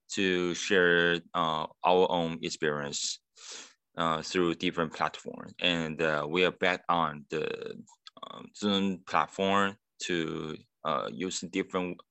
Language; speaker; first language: English; non-native, fluent; Chinese